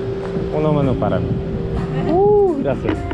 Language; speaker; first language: Spanish; non-native, learner; Polish